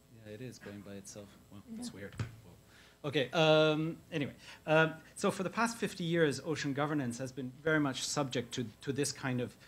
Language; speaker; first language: English; native; English